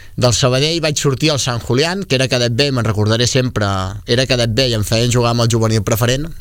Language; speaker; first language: Catalan; native; Catalan